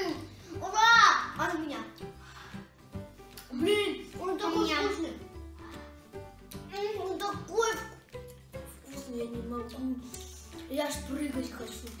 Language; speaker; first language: Russian; native; Russian